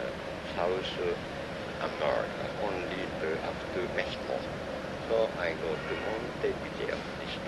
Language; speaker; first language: English; non-native, learner; Japanese